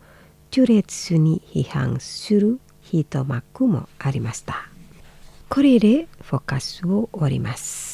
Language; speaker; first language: Japanese; non-native, learner; Indonesian